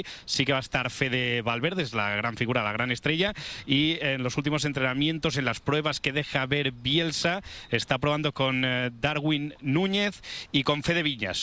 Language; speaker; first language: Spanish; native; Spanish